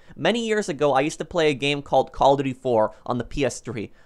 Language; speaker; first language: English; native; English